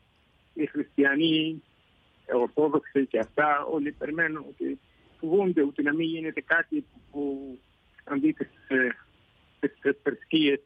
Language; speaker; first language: Greek; non-native, learner; Arabic